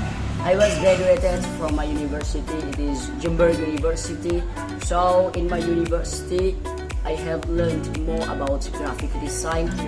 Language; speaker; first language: English; non-native, learner; Indonesian